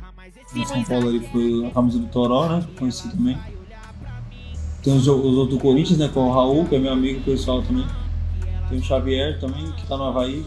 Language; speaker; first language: Portuguese; native; Portuguese